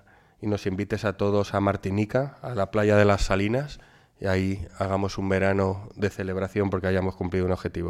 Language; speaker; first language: Spanish; native; Spanish